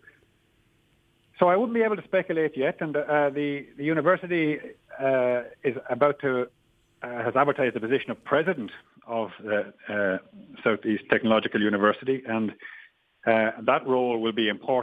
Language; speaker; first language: English; native; English